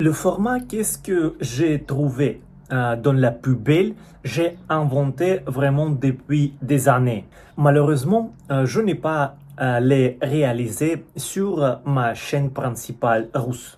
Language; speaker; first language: French; non-native, fluent; Russian